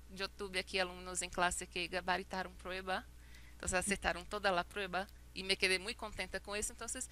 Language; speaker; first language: Spanish; non-native, fluent; Portuguese